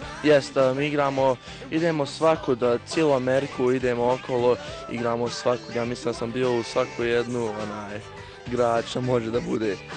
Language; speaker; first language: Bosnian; early bilingual, heritage; Bosnian